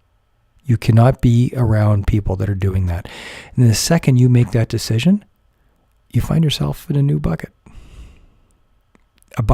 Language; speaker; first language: English; native; English